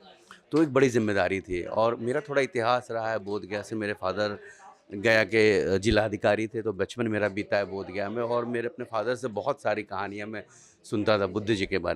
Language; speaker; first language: Hindi; native; Hindi